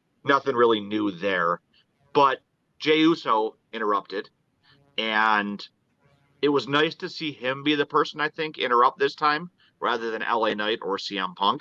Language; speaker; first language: English; native; English